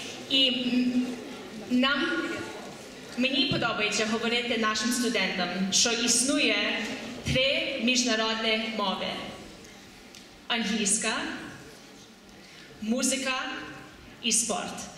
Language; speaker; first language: Ukrainian; early bilingual, heritage; Ukrainian